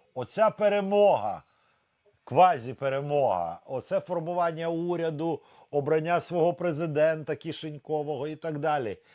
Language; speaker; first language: Ukrainian; native; Ukrainian